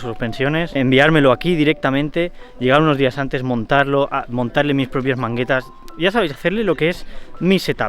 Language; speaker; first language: Spanish; native; Spanish